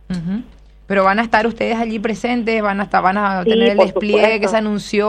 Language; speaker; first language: Spanish; native; Spanish